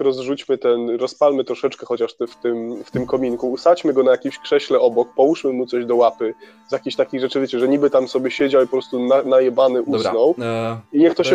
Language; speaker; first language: Polish; native; Polish